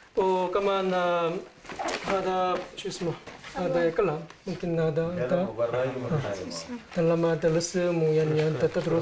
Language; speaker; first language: Arabic; non-native, learner; Korean